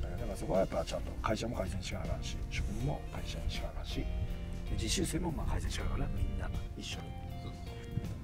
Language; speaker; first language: Japanese; native; Japanese